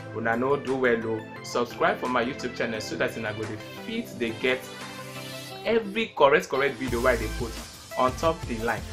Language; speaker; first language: Nigerian Pidgin; non-native, local second language; Igbo